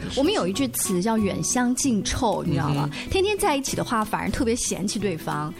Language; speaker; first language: Chinese; native; Chinese